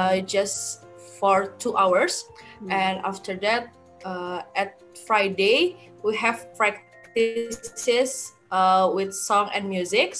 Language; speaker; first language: English; non-native, learner; Indonesian